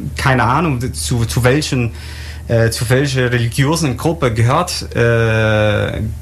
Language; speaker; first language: German; non-native, fluent; Arabic